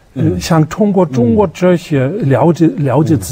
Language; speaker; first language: Chinese; non-native, fluent; German